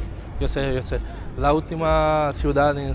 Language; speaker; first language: Spanish; non-native, learner; Portuguese